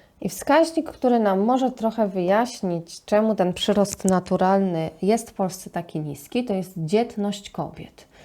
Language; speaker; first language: Polish; native; Polish